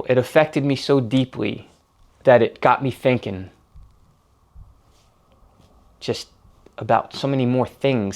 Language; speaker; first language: English; native; English